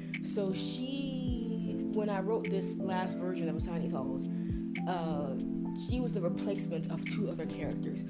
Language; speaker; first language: English; native; English